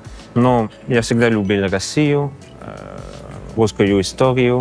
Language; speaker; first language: Russian; non-native, fluent; English